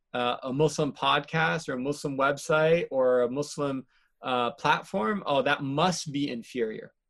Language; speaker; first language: English; native; English